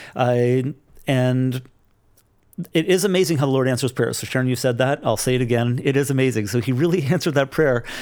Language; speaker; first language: English; native; English